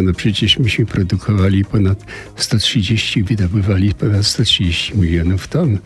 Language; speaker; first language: Polish; native; Polish